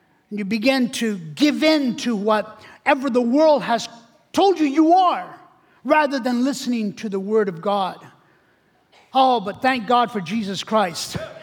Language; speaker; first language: English; early bilingual, other home language; Spanish